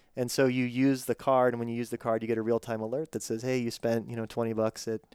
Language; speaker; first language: English; native; English